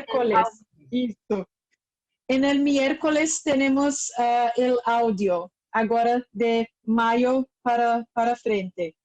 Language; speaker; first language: Spanish; non-native, fluent; Portuguese